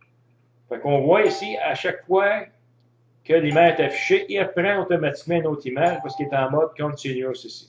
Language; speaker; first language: French; native; French